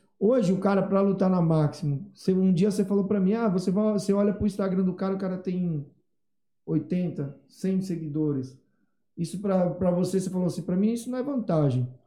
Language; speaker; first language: Portuguese; native; Portuguese